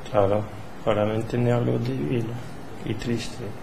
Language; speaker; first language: Spanish; non-native, learner; French